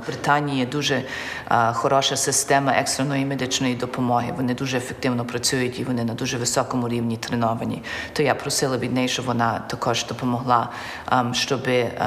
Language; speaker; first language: Ukrainian; early bilingual, heritage; Ukrainian